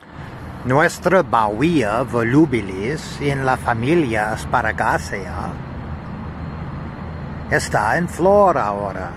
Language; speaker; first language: Spanish; non-native, learner; English